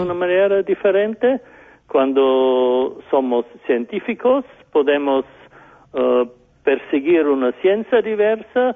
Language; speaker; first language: Spanish; non-native, fluent; German